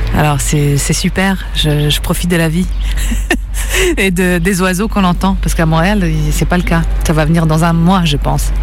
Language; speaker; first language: French; early bilingual, other home language; Serbian